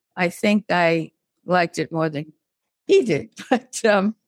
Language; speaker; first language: English; native; English